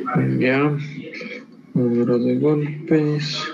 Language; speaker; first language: Spanish; native; Spanish